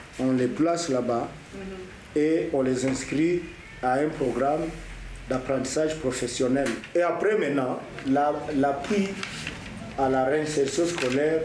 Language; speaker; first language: French; non-native, local second language; Swahili